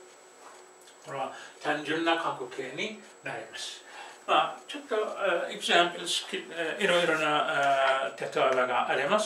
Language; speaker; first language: Japanese; non-native, fluent; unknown